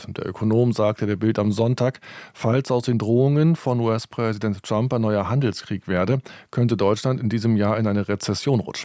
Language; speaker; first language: German; native; German